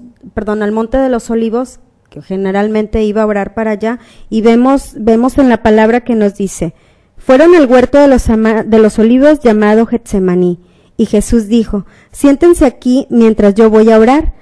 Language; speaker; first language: Spanish; native; Spanish